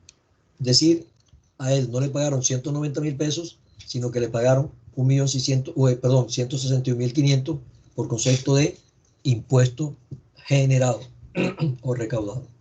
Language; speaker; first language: Spanish; native; Spanish